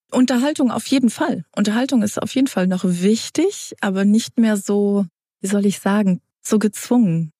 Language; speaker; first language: German; early bilingual, other home language; Romanian